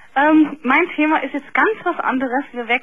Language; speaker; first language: German; native; German